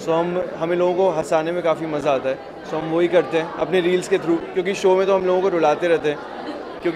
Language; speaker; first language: Hindi; native; Hindi